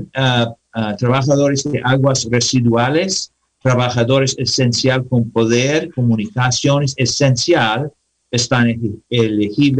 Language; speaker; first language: Spanish; non-native, learner; English